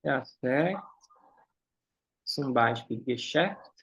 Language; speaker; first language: German; non-native, fluent; Portuguese